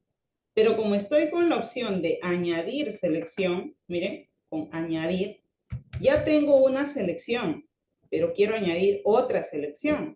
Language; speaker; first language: Spanish; native; Spanish